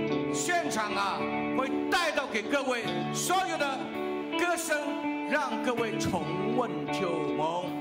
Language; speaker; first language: Chinese; early bilingual, heritage; Chinese